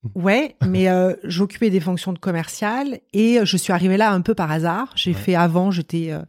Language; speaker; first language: French; native; French